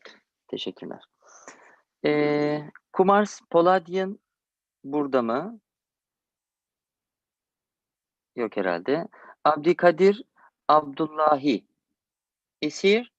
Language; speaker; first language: Turkish; native; Turkish